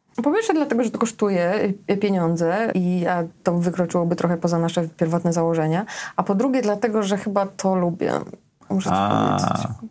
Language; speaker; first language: Polish; native; Polish